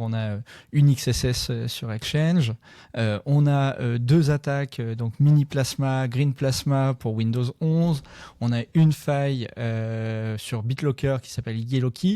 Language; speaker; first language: French; native; French